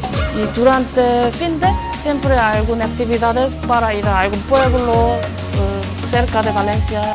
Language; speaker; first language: Spanish; non-native, learner; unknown